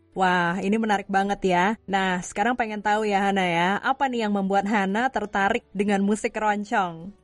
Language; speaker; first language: Indonesian; native; Indonesian